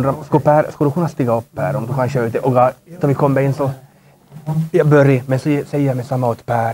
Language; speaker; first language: Swedish; native; Swedish